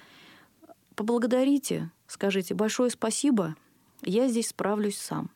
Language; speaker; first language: Russian; native; Russian